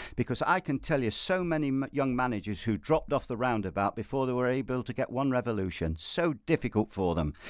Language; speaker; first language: English; native; English